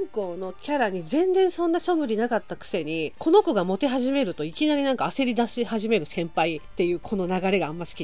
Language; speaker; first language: Japanese; native; Japanese